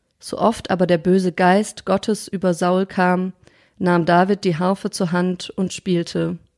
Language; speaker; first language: German; native; German